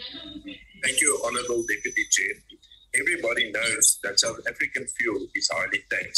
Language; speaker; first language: English; non-native, local second language; Afrikaans